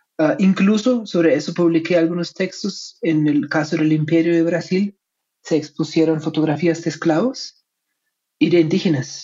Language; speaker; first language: Spanish; non-native, fluent; German